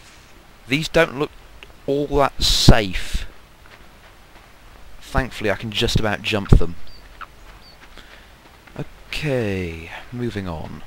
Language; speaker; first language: English; native; English